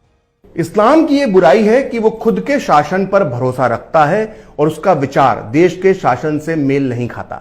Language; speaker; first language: Hindi; native; Hindi